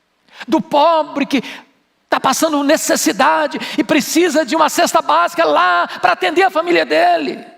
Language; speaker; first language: Portuguese; native; Portuguese